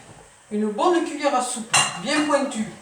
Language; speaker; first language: French; native; French